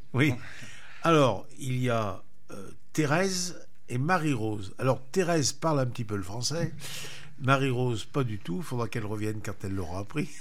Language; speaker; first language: French; native; French